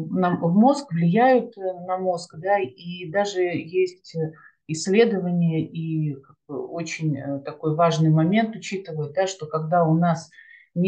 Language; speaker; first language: Russian; native; Russian